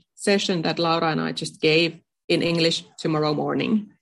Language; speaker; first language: English; non-native, fluent; Finnish